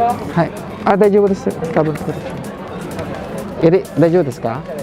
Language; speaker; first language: Japanese; non-native, learner; Filipino